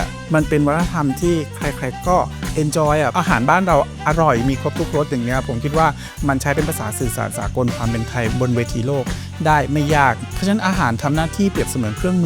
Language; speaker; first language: Thai; native; Thai